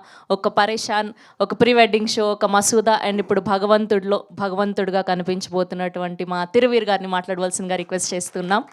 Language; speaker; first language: Telugu; native; Telugu